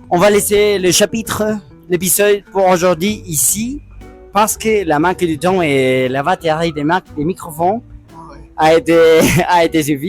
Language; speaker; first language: French; non-native, learner; Spanish